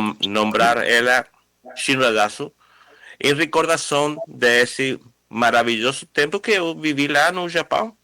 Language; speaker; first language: Portuguese; non-native, fluent; Spanish